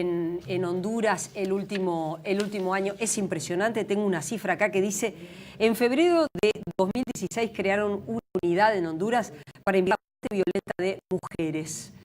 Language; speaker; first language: Spanish; native; Spanish